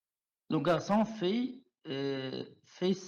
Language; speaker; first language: French; non-native, learner; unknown